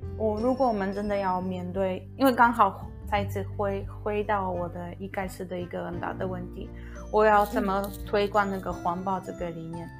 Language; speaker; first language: Chinese; non-native, fluent; Polish